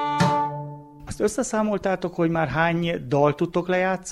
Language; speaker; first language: Hungarian; native; Hungarian